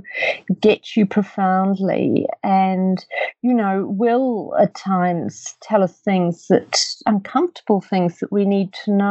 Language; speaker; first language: English; native; English